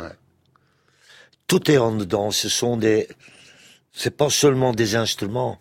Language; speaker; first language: French; non-native, local second language; Dutch